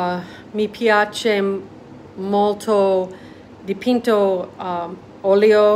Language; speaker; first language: Italian; non-native, learner; English